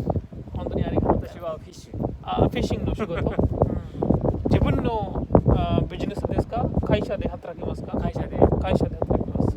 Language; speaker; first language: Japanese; non-native, learner; Urdu